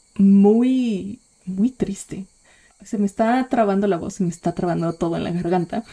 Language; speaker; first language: Spanish; native; Spanish